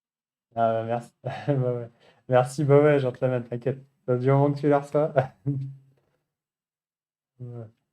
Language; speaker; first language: French; native; French